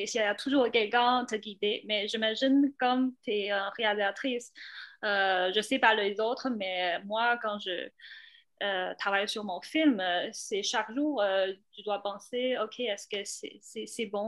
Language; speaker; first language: French; non-native, fluent; Chinese